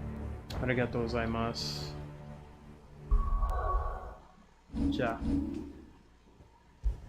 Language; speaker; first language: Japanese; non-native, learner; English